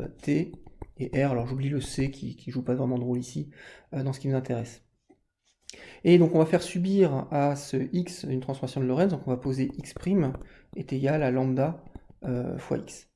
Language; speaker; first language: French; native; French